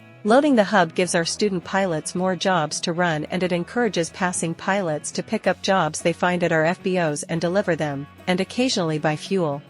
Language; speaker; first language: English; native; English